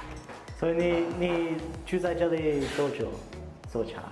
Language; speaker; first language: Chinese; non-native, learner; English